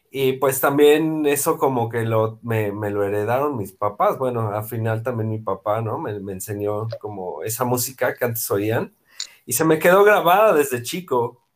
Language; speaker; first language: Spanish; native; Spanish